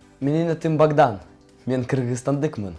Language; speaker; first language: Kyrgyz; non-native, local second language; Russian